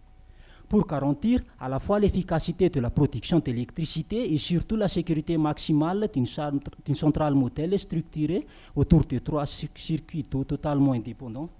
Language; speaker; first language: French; non-native, local second language; Malagasy